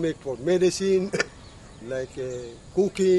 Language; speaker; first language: English; non-native, learner; Indonesian